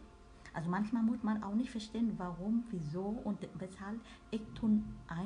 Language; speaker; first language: German; non-native, learner; Vietnamese